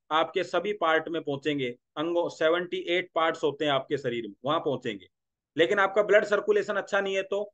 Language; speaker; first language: Hindi; non-native, local second language; Marathi